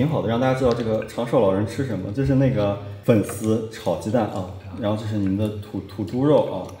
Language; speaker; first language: Chinese; native; Chinese